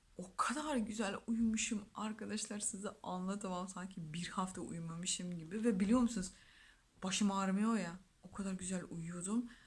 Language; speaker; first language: Turkish; non-native, fluent; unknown